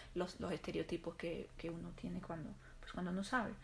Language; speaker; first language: Spanish; non-native, fluent; Arabic